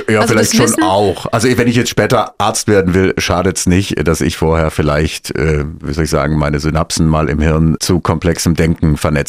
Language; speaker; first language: German; native; German